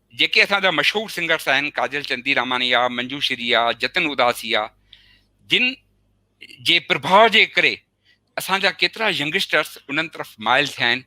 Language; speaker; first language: Sindhi; early bilingual, heritage; Sindhi